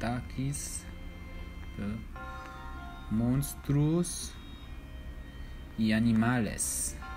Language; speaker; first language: Spanish; non-native, learner; English